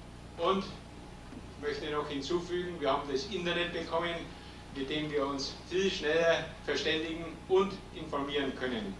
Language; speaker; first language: German; native; German